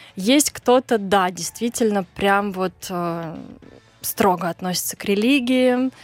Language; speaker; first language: Russian; native; Russian